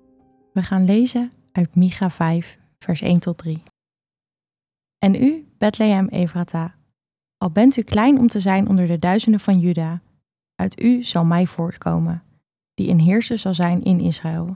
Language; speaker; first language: Dutch; native; Dutch